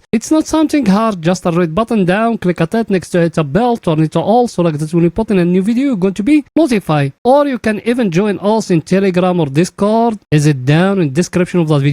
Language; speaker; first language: English; non-native, fluent; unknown